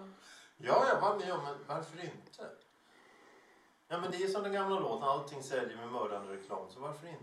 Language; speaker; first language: Swedish; native; Swedish